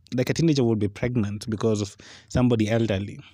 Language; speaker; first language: English; non-native, local second language; Luo (Kenya and Tanzania)